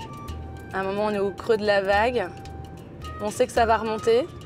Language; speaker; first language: French; native; French